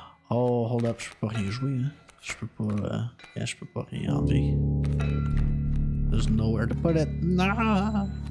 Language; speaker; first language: French; native; French